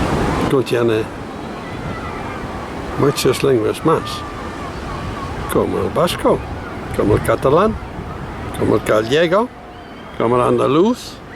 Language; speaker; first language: Spanish; non-native, fluent; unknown